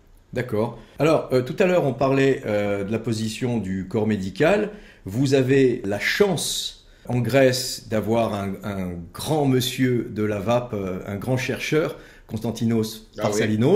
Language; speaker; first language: French; native; French